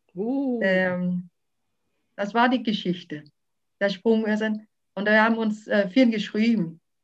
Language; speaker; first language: German; non-native, fluent; Vietnamese